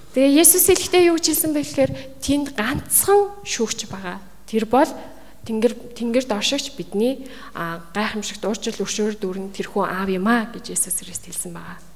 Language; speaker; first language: Mongolian; native; Mongolian